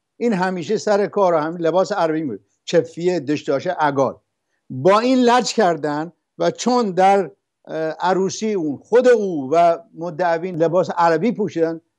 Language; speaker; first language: Persian; non-native, local second language; Arabic